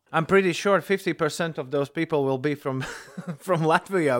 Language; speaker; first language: English; non-native, fluent; Latvian